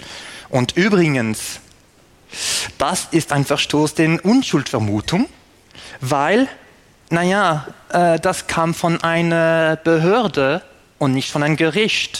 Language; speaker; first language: German; non-native, fluent; French